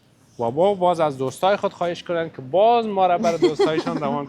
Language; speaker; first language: Persian; native; Persian